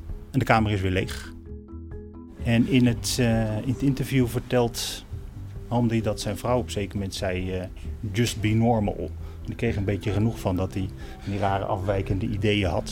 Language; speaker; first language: Dutch; native; Dutch